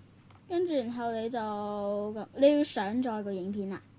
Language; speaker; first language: Chinese; native; Chinese